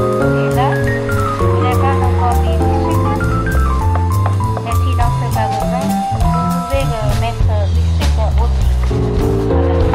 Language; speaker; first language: French; non-native, fluent; Vietnamese